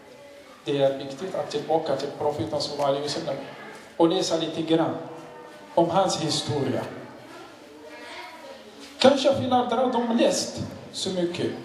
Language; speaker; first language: Swedish; non-native, learner; Arabic